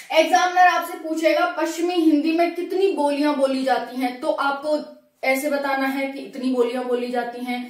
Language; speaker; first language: Hindi; native; Hindi